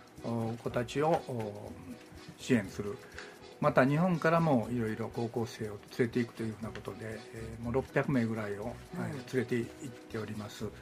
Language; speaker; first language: Japanese; native; Japanese